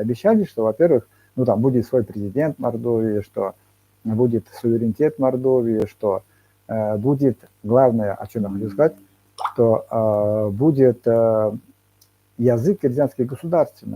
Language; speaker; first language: Russian; non-native, local second language; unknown